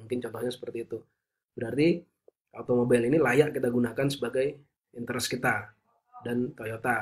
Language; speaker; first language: Indonesian; native; Indonesian